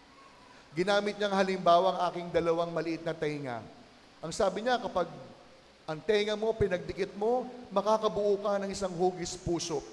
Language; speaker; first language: Filipino; native; Filipino